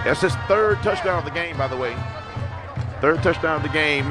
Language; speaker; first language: English; native; English